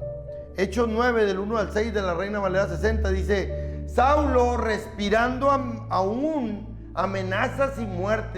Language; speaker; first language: Spanish; native; Spanish